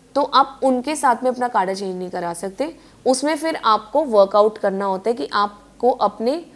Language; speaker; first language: Hindi; native; Hindi